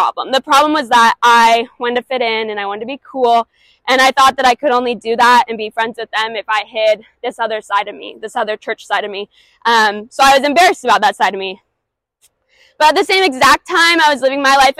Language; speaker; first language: English; native; English